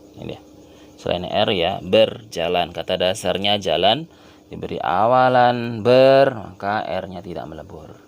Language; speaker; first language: Indonesian; native; Indonesian